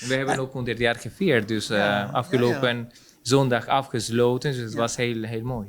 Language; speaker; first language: Dutch; non-native, fluent; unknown